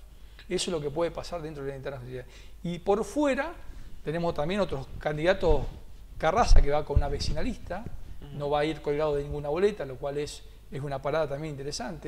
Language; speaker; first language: Spanish; native; Spanish